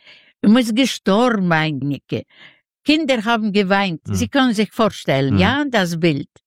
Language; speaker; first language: German; non-native, learner; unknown